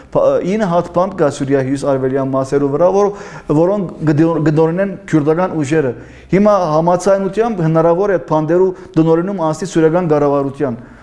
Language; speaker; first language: Armenian; early bilingual, heritage; Armenian